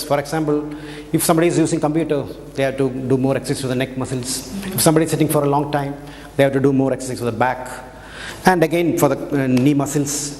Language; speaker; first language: English; non-native, local second language; Malayalam